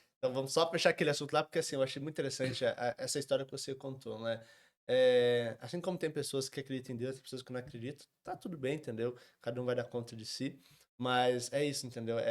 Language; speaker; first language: Portuguese; native; Portuguese